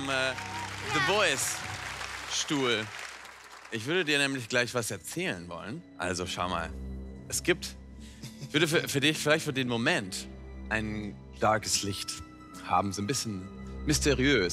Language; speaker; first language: German; non-native, fluent; Spanish